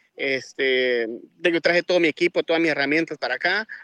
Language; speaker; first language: Spanish; native; Spanish